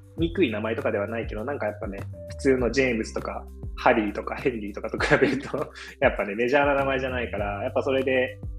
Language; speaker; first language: Japanese; early bilingual, heritage; Japanese